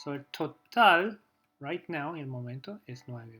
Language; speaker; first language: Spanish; non-native, fluent; English